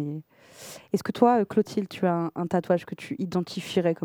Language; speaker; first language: French; native; French